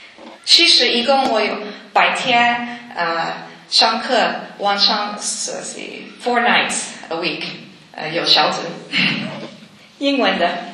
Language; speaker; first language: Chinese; non-native, learner; English